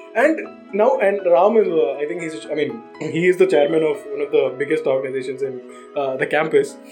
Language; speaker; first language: English; non-native, local second language; Tamil